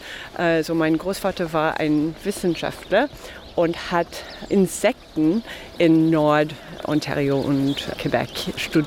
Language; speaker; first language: German; non-native, fluent; English